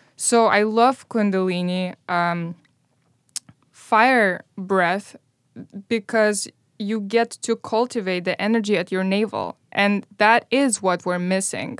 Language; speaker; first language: English; non-native, fluent; Romanian